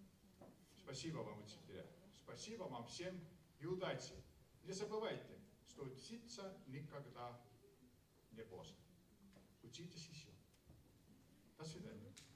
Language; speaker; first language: Russian; non-native, local second language; Estonian